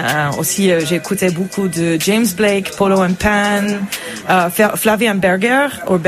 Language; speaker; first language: French; non-native, fluent; English